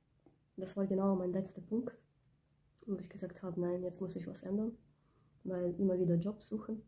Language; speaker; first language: German; early bilingual, other home language; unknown